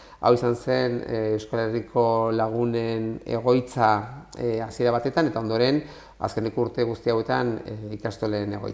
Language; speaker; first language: Basque; non-native, local second language; Spanish